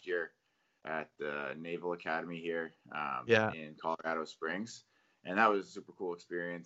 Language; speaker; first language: English; native; English